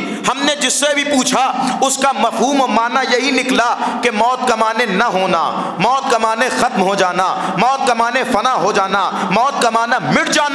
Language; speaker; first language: Urdu; native; Urdu